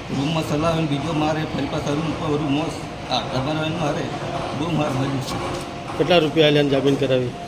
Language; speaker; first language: Gujarati; non-native, local second language; Bhili